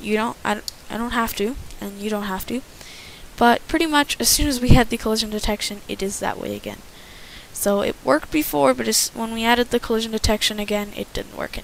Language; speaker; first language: English; native; English